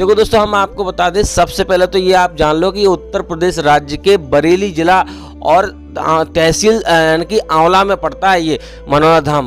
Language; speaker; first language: Hindi; native; Hindi